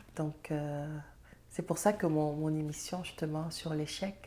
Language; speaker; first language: French; non-native, local second language; Serer